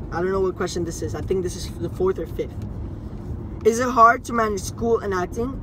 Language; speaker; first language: English; early bilingual, other home language; Spanish